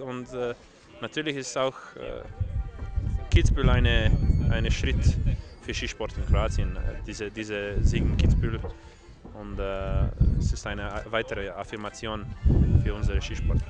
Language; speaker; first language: German; non-native, fluent; Croatian